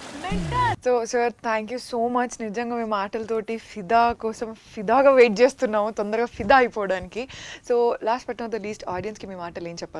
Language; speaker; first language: Telugu; native; Telugu